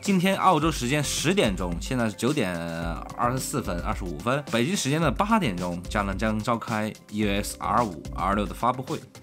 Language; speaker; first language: Chinese; native; Chinese